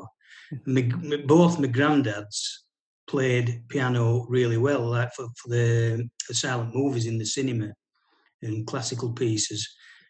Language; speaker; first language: English; native; English